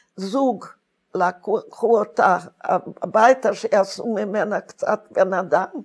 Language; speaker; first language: Hebrew; non-native, fluent; Hungarian